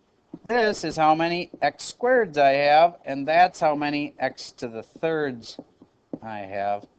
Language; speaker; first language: English; native; English